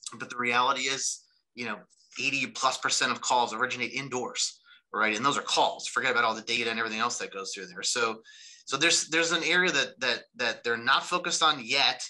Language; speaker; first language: English; native; English